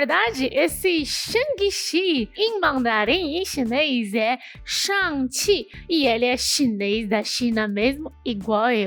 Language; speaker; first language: Portuguese; non-native, fluent; Chinese